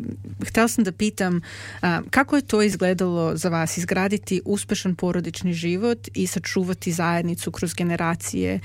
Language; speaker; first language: Serbian; native; Serbian